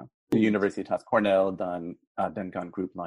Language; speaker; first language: Indonesian; non-native, fluent; English